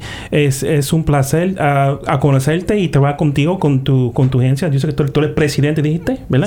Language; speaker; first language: Spanish; early bilingual, heritage; Spanish